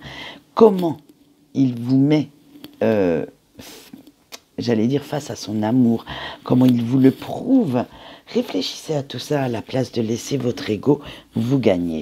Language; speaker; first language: French; native; French